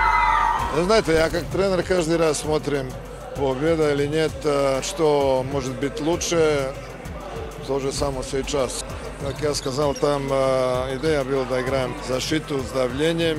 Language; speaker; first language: Russian; non-native, learner; Serbian